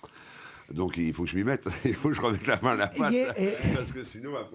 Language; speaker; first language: French; native; French